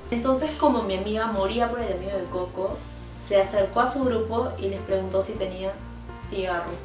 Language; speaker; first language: Spanish; native; Spanish